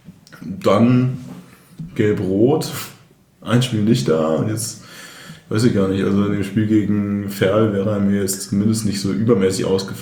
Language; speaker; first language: German; native; German